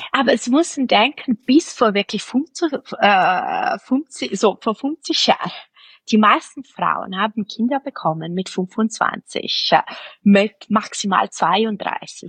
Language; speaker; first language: German; non-native, fluent; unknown